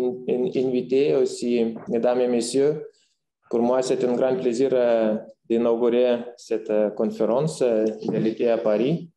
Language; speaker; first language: French; non-native, fluent; Lithuanian